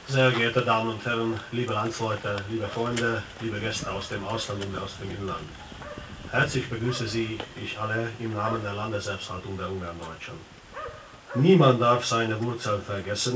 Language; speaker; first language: German; non-native, local second language; Hungarian